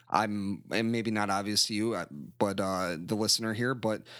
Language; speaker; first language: English; native; English